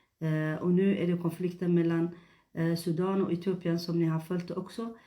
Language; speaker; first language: Swedish; non-native, fluent; Tigrinya